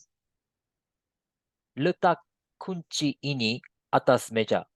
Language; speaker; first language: Indonesian; non-native, fluent; Japanese